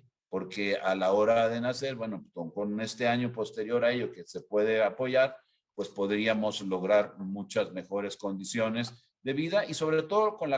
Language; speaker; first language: Spanish; native; Spanish